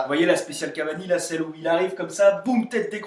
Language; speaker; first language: French; native; French